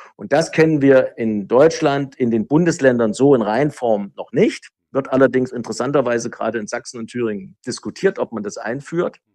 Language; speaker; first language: German; native; German